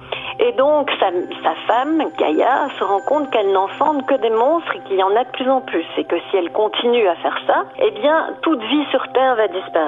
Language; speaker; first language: French; native; French